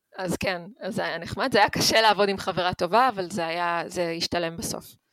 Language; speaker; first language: Hebrew; native; Hebrew